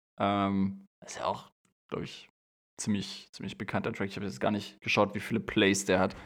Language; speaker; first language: German; native; German